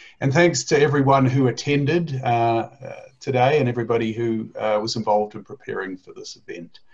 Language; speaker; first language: English; native; English